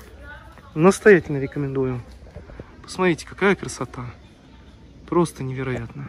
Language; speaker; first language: Russian; native; Russian